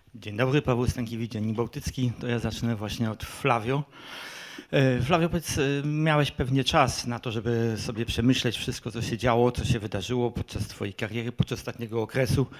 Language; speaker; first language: Polish; native; Polish